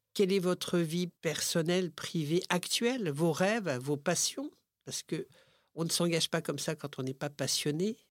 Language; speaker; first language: French; native; French